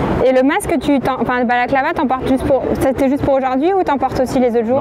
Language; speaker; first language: French; native; French